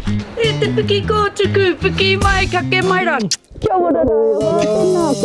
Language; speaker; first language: Māori; non-native, local second language; English